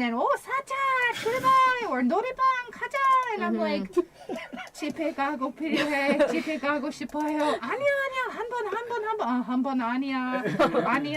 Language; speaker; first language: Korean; non-native, learner; English